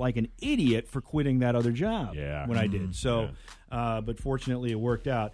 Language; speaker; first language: English; native; English